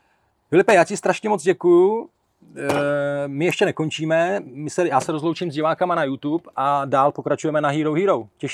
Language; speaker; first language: Czech; native; Czech